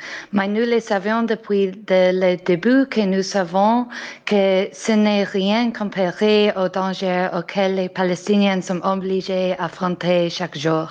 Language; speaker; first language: French; non-native, learner; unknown